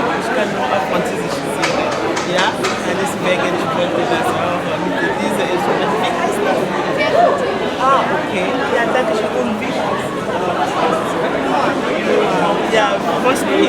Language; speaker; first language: German; non-native, learner; Lingala